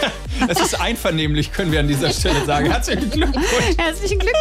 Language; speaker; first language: German; native; German